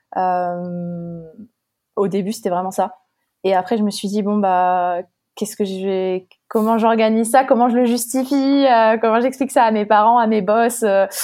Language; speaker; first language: French; native; French